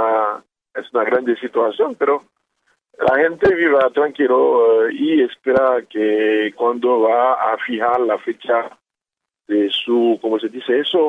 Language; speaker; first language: Spanish; non-native, learner; Haitian Creole